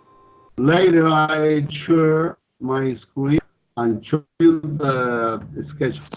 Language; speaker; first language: English; non-native, learner; Spanish